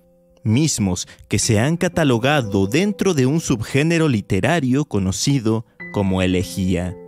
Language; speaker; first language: Spanish; native; Spanish